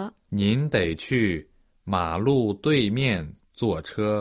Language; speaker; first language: Chinese; non-native, learner; Portuguese